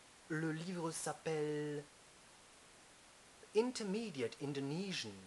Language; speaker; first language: French; non-native, fluent; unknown